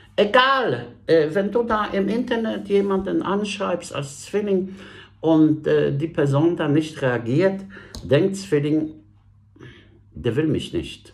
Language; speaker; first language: German; non-native, fluent; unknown